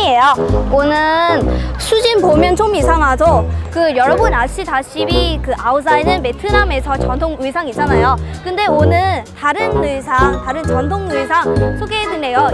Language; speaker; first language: Korean; non-native, learner; Vietnamese